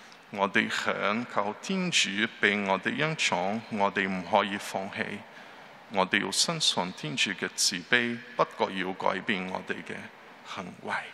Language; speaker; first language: Chinese; non-native, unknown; Portuguese